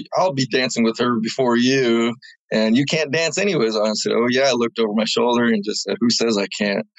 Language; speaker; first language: English; native; English